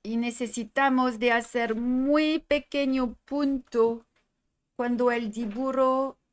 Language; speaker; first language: Spanish; non-native, learner; French